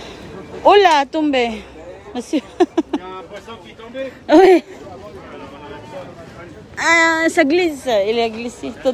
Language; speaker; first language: French; non-native, learner; Filipino